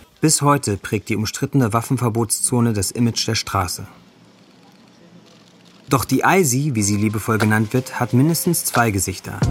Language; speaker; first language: German; native; German